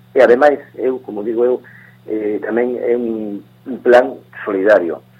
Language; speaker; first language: Galician; non-native, local second language; Spanish